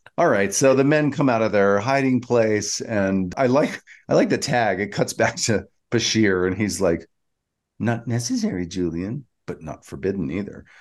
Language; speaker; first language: English; native; English